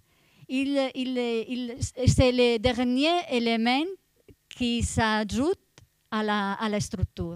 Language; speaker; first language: French; non-native, fluent; Italian